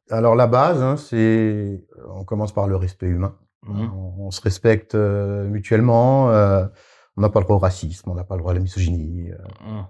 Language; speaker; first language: French; native; French